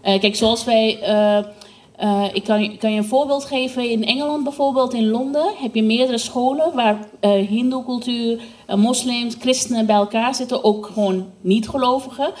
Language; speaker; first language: Dutch; non-native, fluent; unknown